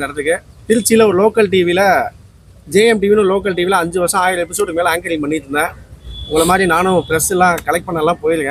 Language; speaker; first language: Tamil; native; Tamil